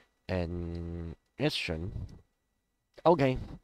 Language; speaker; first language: English; non-native, local second language; Cantonese